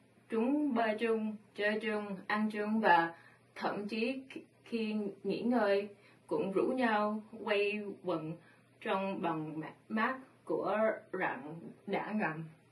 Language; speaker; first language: Vietnamese; early bilingual, heritage; Vietnamese